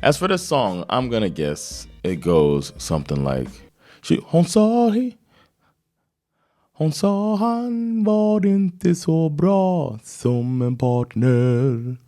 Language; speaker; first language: Swedish; non-native, learner; English